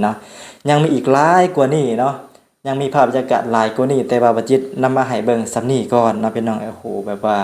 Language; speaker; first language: Thai; non-native, local second language; Northeastern Thai